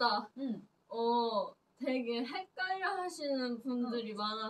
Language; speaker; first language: Korean; early bilingual, heritage; Korean